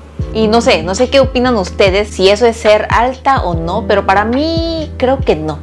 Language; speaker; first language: Spanish; early bilingual, other home language; Korean